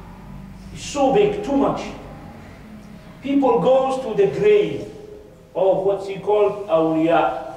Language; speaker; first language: English; non-native, fluent; Arabic